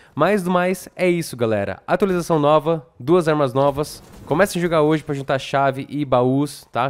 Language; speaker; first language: Portuguese; native; Portuguese